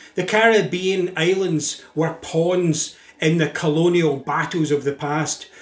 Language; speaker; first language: English; native; English